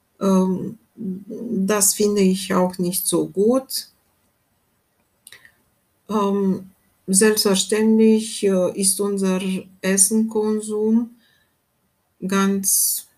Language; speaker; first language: German; non-native, fluent; Romanian